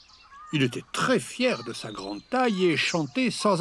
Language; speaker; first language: French; native; French